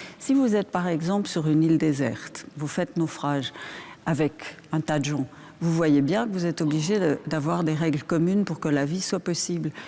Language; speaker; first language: French; native; French